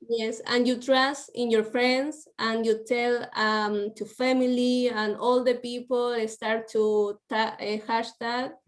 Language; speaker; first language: English; non-native, learner; Spanish